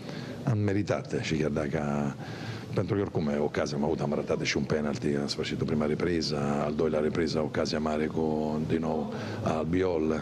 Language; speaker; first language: Romanian; non-native, fluent; Italian